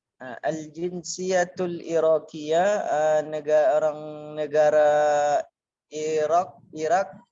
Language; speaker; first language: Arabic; non-native, learner; Indonesian